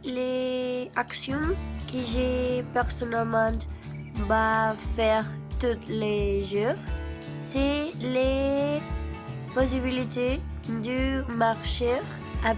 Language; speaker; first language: French; non-native, learner; Spanish